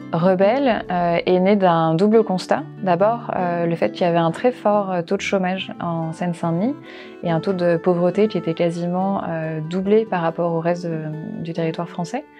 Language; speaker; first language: French; native; French